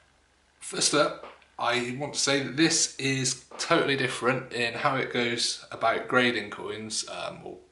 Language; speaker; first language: English; native; English